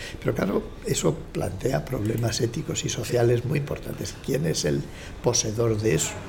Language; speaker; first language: Spanish; native; Spanish